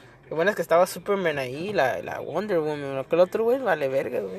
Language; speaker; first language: Spanish; early bilingual, heritage; Spanish